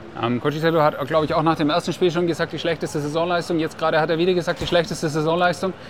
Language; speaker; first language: German; native; German